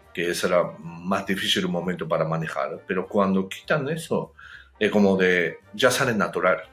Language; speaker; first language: Spanish; non-native, fluent; Japanese